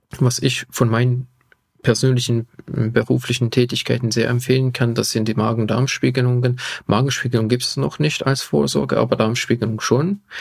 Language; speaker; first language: German; non-native, fluent; Hungarian